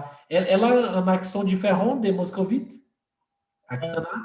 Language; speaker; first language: French; non-native, fluent; Portuguese